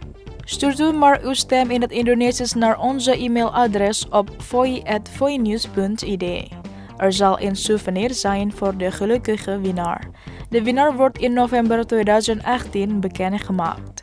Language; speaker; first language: Dutch; non-native, fluent; Indonesian